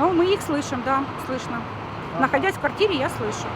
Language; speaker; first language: Russian; native; Russian